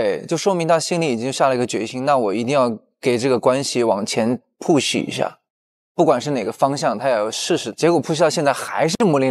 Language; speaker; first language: Chinese; native; Chinese